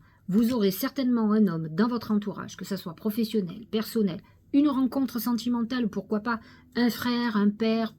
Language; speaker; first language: French; native; French